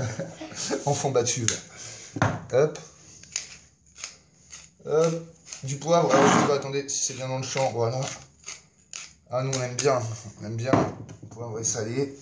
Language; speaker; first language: French; native; French